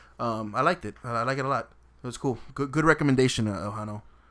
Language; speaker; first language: English; native; English